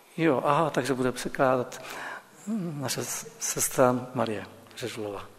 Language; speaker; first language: Czech; native; Czech